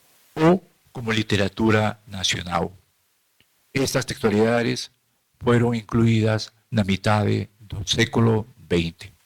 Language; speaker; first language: Portuguese; non-native, fluent; Spanish